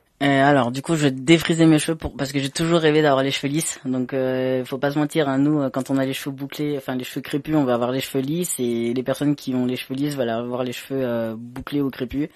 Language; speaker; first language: French; native; French